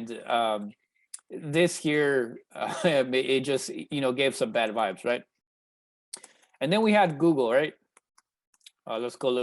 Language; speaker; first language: English; native; English